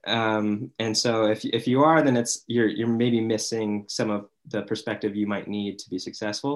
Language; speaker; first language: English; native; English